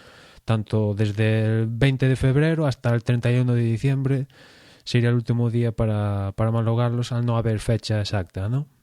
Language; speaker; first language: Spanish; native; Spanish